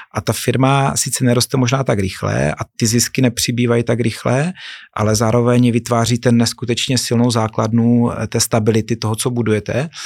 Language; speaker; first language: Czech; native; Czech